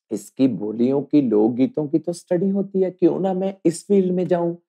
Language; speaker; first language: Hindi; native; Hindi